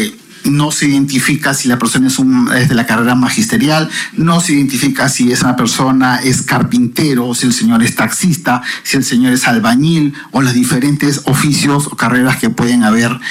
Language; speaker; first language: Spanish; native; Spanish